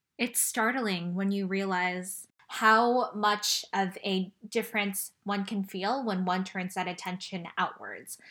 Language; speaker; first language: English; early bilingual, other home language; Chinese